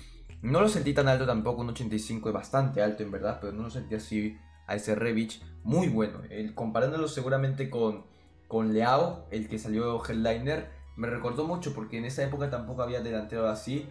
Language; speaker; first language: Spanish; native; Spanish